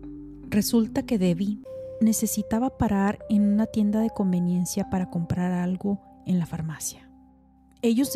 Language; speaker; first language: Spanish; native; Spanish